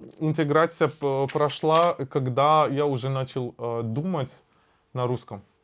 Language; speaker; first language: Russian; non-native, fluent; Persian